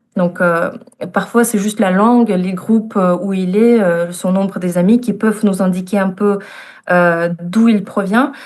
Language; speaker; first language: French; non-native, fluent; Russian